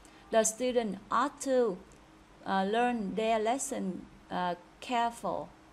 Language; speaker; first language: English; non-native, fluent; Vietnamese